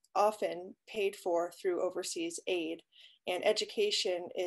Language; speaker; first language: English; native; English